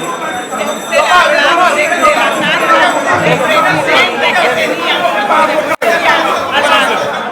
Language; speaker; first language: Spanish; non-native, fluent; Haitian Creole